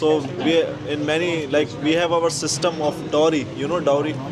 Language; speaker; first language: English; non-native, local second language; Hindi